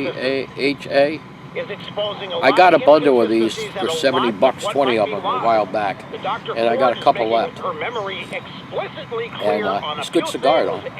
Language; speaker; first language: English; native; English